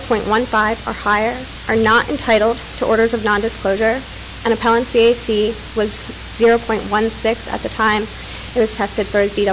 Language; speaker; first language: English; native; English